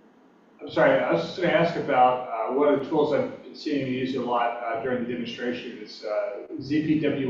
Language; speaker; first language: English; native; English